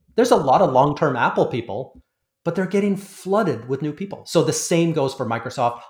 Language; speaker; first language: English; native; English